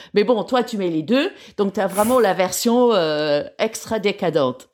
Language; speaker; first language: French; non-native, fluent; English